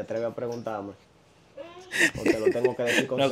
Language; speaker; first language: Spanish; native; Spanish